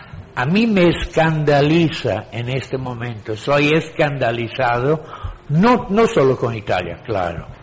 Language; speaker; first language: Spanish; non-native, fluent; Italian